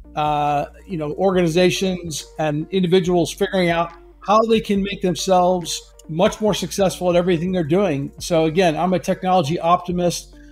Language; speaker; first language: English; native; English